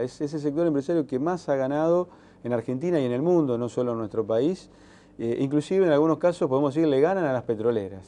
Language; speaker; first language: Spanish; native; Spanish